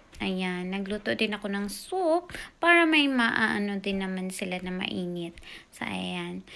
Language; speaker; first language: Filipino; non-native, local second language; Cebuano